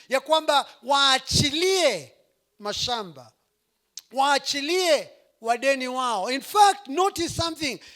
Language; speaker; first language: English; non-native, local second language; Swahili